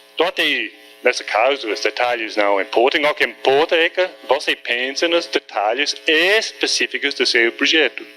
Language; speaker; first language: Portuguese; non-native, fluent; English